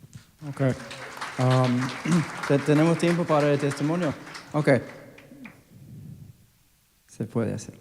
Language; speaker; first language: Spanish; non-native, fluent; English